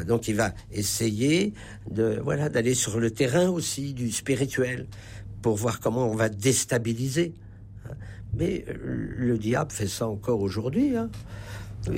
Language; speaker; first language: French; native; French